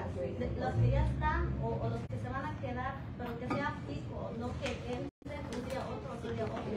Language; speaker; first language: Spanish; early bilingual, heritage; Spanish